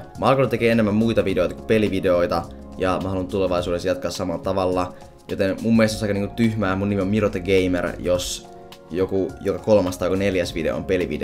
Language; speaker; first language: Finnish; native; Finnish